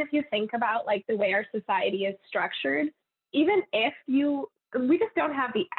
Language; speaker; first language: English; native; English